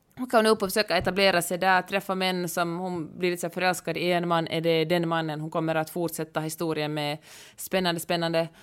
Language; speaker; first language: Swedish; native; Swedish